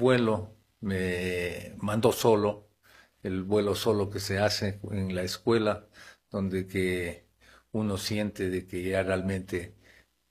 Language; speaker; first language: Spanish; non-native, local second language; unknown